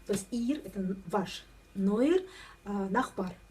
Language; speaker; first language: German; non-native, learner; Russian